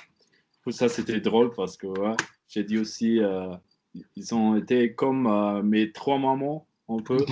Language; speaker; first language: French; non-native, learner; German